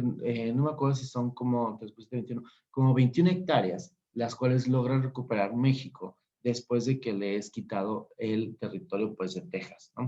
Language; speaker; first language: Spanish; native; Spanish